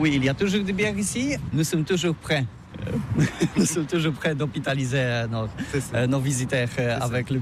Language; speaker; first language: French; non-native, learner; Polish